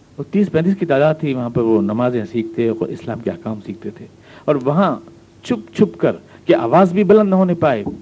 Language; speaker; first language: Urdu; native; Urdu